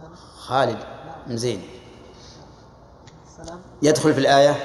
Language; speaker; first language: Arabic; native; Arabic